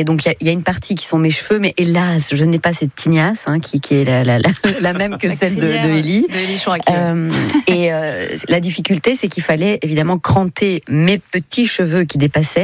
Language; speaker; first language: French; native; French